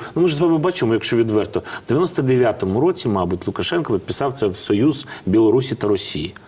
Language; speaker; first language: Ukrainian; non-native, fluent; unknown